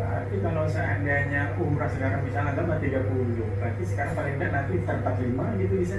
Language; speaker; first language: Indonesian; native; Indonesian